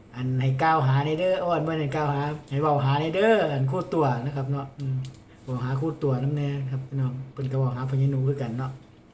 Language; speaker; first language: Thai; native; Thai